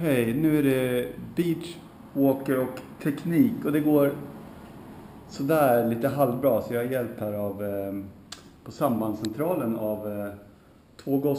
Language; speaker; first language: Swedish; native; Swedish